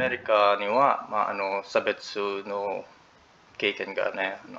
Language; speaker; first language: Japanese; non-native, learner; English